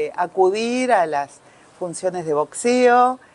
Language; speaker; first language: Spanish; native; Spanish